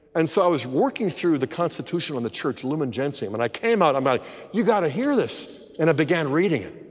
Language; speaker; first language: English; native; English